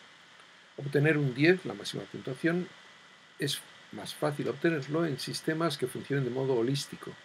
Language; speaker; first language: Spanish; native; Spanish